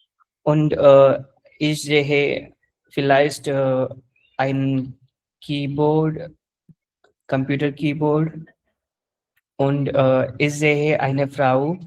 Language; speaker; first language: German; non-native, learner; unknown